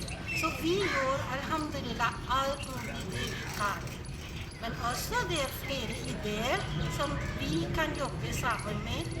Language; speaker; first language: Norwegian; non-native, fluent; Urdu